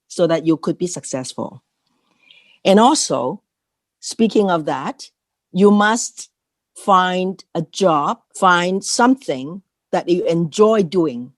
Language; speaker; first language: English; non-native, local second language; Cantonese